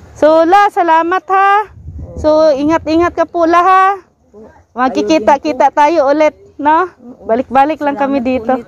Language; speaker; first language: Filipino; non-native, local second language; Cebuano